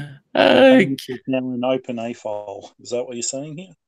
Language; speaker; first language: English; native; English